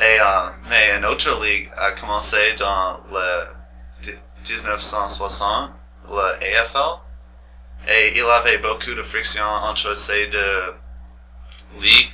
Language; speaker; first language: French; non-native, learner; English